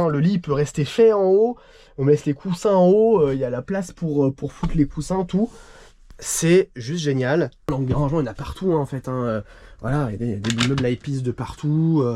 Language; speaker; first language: French; native; French